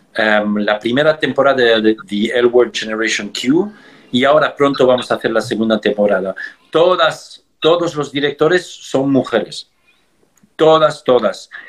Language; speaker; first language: Spanish; early bilingual, heritage; Spanish